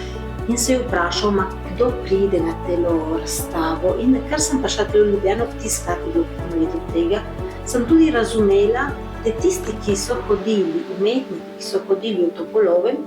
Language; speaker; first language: Slovenian; early bilingual, heritage; Slovenian